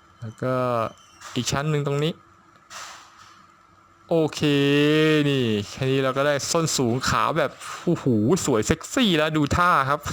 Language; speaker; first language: Thai; native; Thai